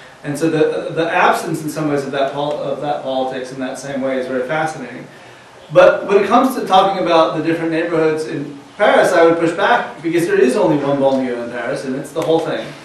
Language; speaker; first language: English; native; English